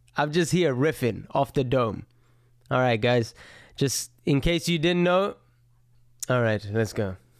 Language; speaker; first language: English; native; English